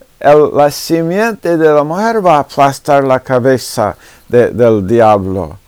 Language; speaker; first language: Spanish; non-native, fluent; English